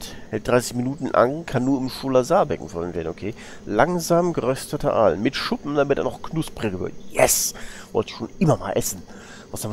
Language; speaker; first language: German; native; German